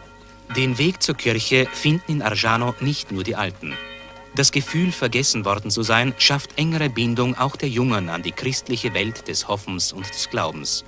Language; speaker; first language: German; native; German